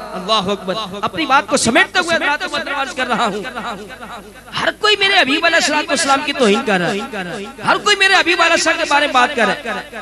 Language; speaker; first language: Urdu; non-native, local second language; Punjabi